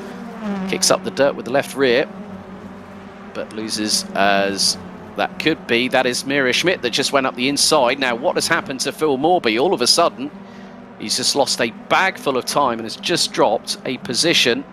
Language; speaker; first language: English; native; English